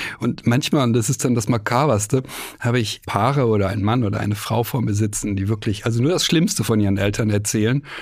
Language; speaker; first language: German; native; German